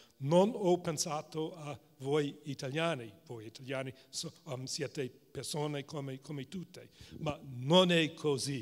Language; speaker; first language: Italian; non-native, fluent; English